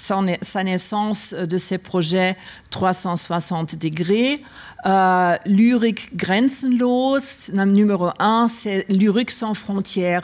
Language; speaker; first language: French; non-native, learner; German